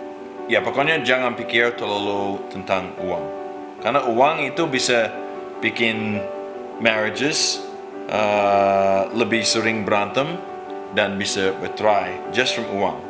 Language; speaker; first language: Indonesian; non-native, learner; English